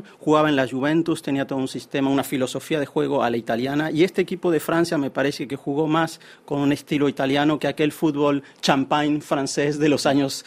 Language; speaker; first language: Spanish; native; Spanish